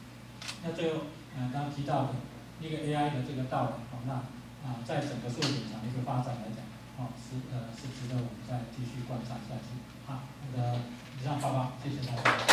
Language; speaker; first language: Chinese; native; Chinese